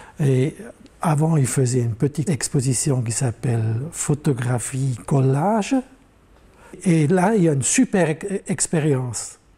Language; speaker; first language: French; non-native, local second language; German